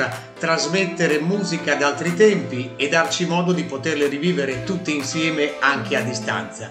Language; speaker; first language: Italian; native; Italian